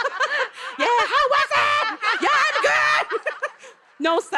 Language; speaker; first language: English; non-native, learner; Japanese